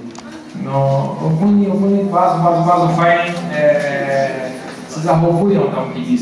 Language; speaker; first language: Polish; non-native, learner; Portuguese